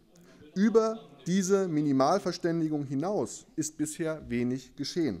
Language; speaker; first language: German; native; German